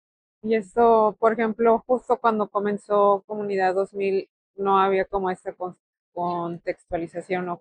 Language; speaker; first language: Spanish; native; Spanish